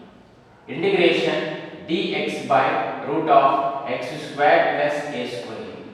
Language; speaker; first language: English; non-native, local second language; Kannada